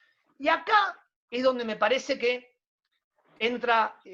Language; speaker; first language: Spanish; native; Spanish